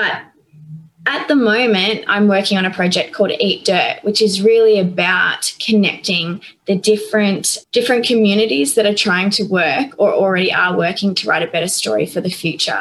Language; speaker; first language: English; native; English